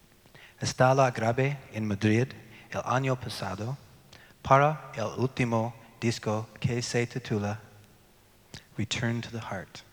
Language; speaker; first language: Spanish; non-native, learner; English